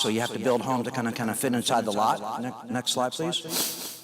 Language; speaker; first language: English; native; English